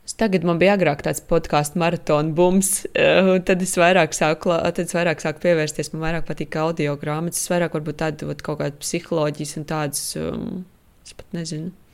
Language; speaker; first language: Latvian; native; Latvian